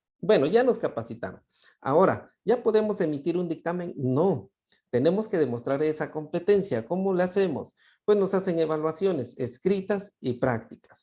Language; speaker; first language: Spanish; native; Spanish